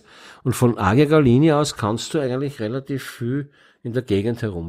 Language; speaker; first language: German; native; German